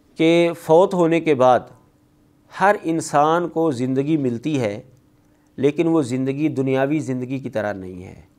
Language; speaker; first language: Urdu; non-native, local second language; Punjabi